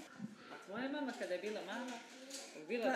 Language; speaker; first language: Serbian; native; Serbian